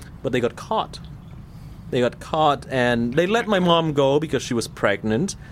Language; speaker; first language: English; non-native, fluent; Vietnamese